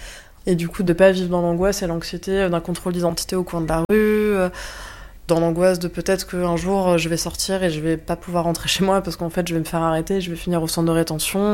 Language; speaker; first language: French; native; French